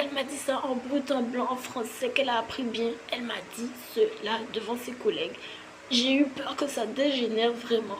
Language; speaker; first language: French; native; French